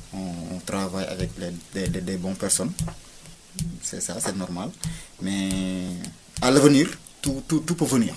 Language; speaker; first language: French; non-native, local second language; Wolof